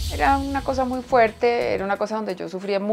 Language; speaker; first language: Spanish; native; Spanish